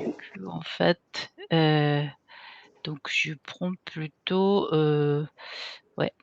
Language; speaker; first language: French; non-native, fluent; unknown